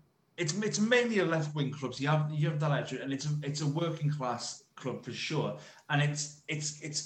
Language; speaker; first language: English; native; English